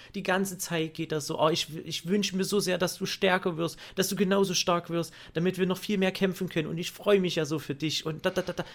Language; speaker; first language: German; native; German